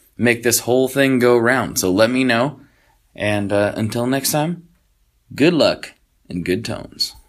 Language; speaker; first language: English; early bilingual, other home language; Italian